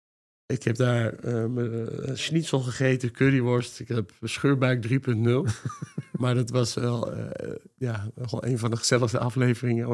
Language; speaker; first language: Dutch; native; Dutch